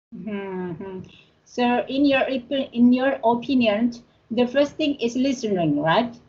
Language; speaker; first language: English; non-native, learner; Indonesian